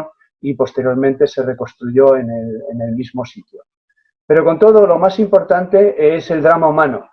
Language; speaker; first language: Spanish; native; Spanish